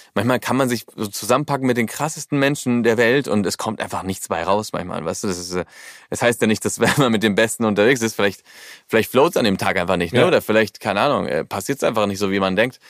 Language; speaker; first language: German; early bilingual, heritage; German